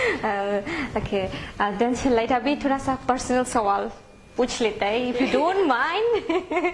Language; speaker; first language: Hindi; non-native, local second language; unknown